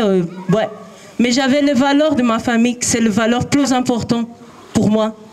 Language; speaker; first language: French; non-native, learner; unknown